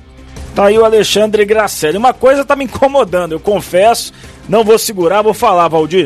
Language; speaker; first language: Portuguese; native; Portuguese